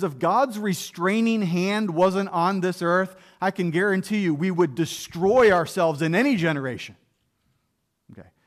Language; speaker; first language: English; native; English